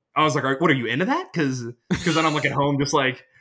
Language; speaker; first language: English; native; English